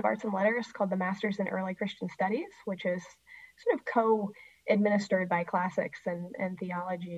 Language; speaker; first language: English; native; English